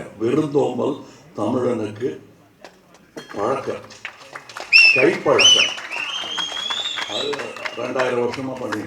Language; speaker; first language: Tamil; native; Tamil